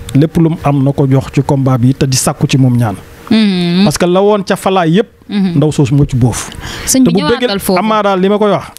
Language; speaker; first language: Wolof; native; Wolof